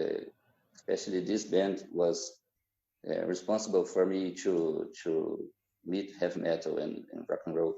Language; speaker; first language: English; non-native, fluent; Portuguese